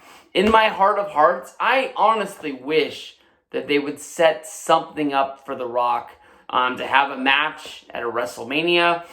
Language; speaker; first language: English; native; English